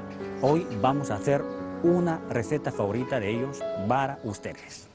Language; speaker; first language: Spanish; non-native, fluent; Chinese